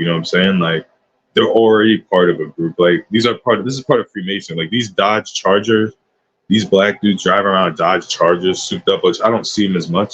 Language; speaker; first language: English; native; English